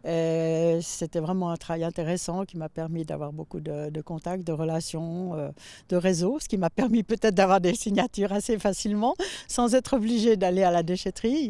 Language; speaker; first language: French; native; French